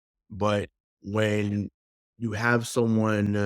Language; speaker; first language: English; native; English